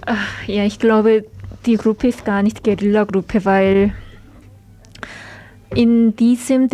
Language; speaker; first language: German; non-native, learner; Korean